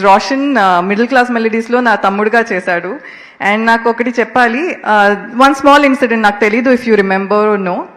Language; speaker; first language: Telugu; non-native, local second language; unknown